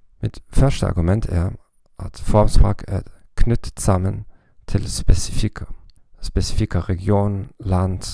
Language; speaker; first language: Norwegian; non-native, learner; German